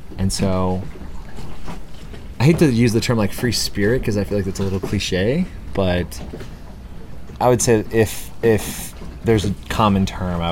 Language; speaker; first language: English; native; English